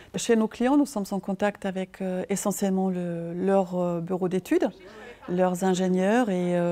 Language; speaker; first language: French; non-native, fluent; German